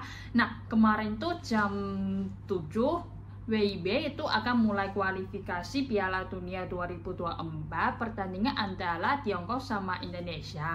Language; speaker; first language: Indonesian; non-native, fluent; Chinese